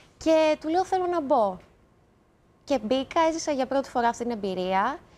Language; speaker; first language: Greek; early bilingual, other home language; Romanian